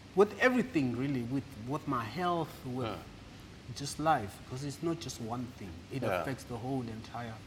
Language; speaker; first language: English; non-native, local second language; Southern Sotho